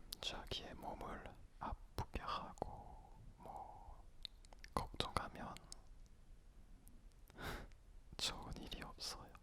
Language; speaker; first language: Korean; non-native, fluent; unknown